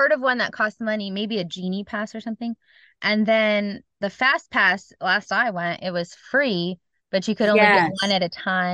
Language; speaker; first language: English; native; English